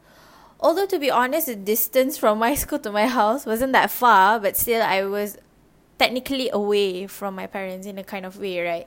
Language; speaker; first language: English; non-native, local second language; Malay